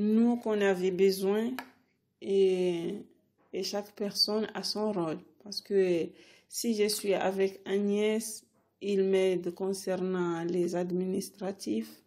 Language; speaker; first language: French; non-native, learner; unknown